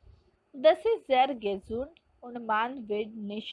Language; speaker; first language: German; non-native, fluent; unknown